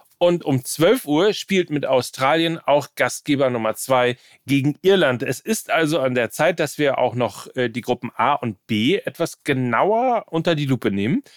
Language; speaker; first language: German; native; German